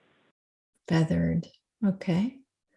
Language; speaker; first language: English; native; English